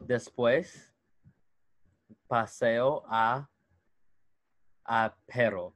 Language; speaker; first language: Spanish; non-native, learner; English